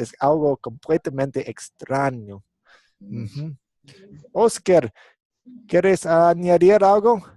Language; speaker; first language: Spanish; non-native, fluent; English